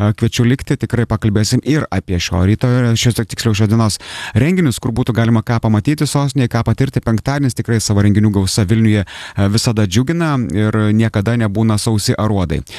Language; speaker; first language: Lithuanian; native; Lithuanian